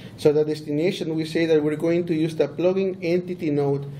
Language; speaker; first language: English; non-native, fluent; Spanish